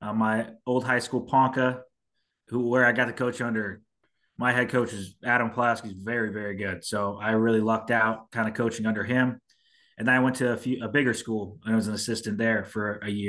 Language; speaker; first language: English; native; English